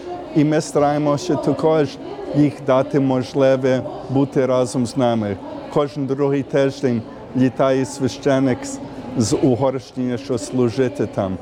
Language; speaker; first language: Ukrainian; early bilingual, heritage; Ukrainian